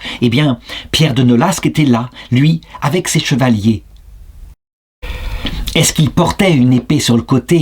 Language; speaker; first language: French; native; French